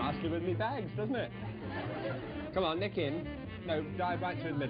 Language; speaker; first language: English; native; English